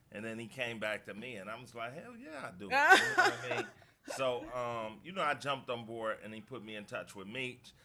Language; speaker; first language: English; native; English